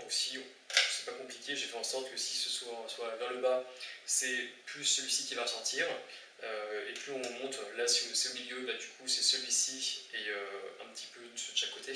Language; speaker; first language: French; native; French